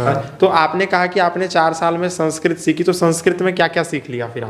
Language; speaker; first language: Hindi; native; Hindi